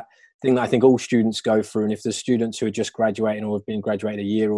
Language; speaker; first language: English; native; English